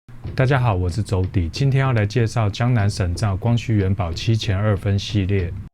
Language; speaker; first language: Chinese; native; Chinese